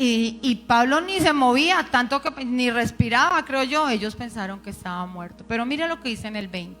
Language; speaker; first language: Spanish; native; Spanish